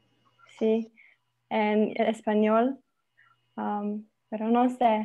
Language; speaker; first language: Spanish; non-native, learner; Slovenian